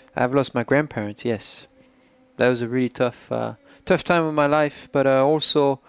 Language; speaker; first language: English; non-native, fluent; French